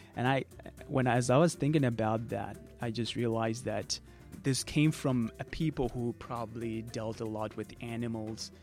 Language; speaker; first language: English; non-native, local second language; Shona